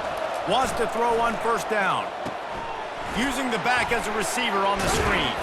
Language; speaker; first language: English; native; English